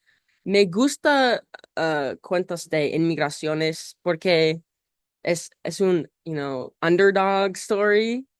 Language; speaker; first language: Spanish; non-native, learner; English